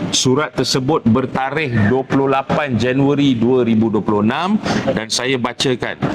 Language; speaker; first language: Malay; native; Malay